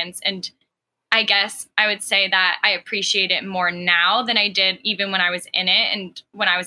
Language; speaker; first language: English; early bilingual, other home language; Arabic